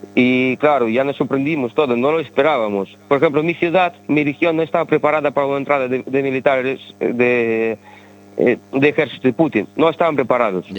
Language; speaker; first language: Spanish; early bilingual, other home language; Ukrainian